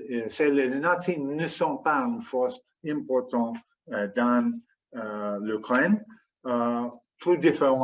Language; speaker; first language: French; non-native, fluent; English